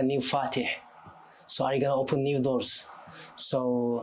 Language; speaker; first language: English; non-native, fluent; Turkish